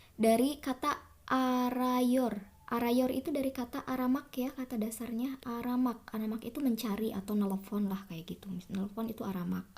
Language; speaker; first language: Indonesian; native; Indonesian